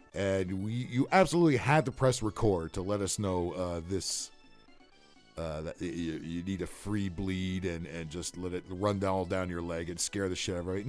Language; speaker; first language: English; native; English